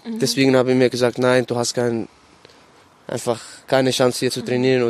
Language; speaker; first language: German; non-native, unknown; Arabic